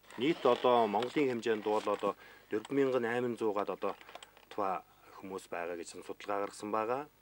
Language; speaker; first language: Mongolian; non-native, local second language; Tuvinian